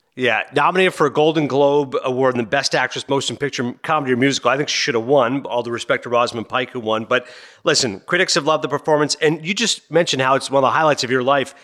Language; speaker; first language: English; native; English